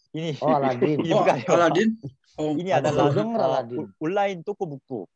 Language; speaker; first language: Indonesian; non-native, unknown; Korean